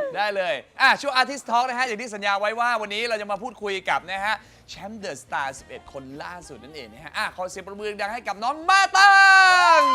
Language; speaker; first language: Thai; native; Thai